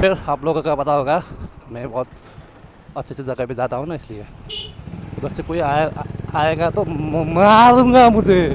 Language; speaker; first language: Hindi; non-native, learner; Nepali